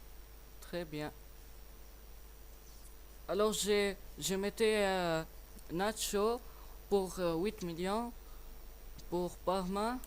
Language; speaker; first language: French; non-native, learner; English